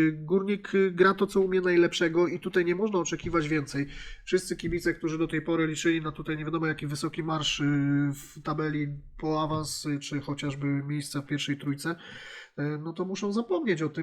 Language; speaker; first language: Polish; native; Polish